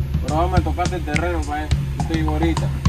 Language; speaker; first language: Spanish; native; Spanish